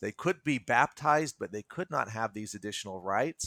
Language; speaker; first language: English; native; English